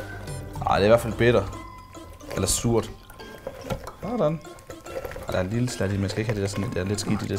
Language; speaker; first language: Danish; native; Danish